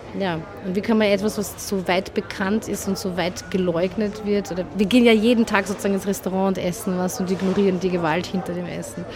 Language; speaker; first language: German; non-native, local second language; Slovenian